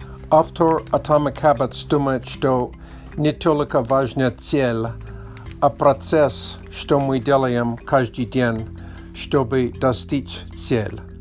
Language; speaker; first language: Russian; non-native, learner; English